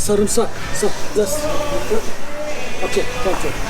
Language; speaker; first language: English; non-native, learner; Turkish